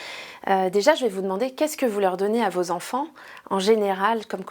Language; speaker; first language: French; native; French